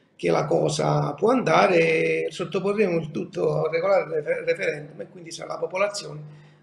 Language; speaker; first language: Italian; native; Italian